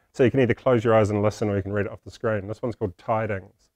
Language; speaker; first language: English; native; English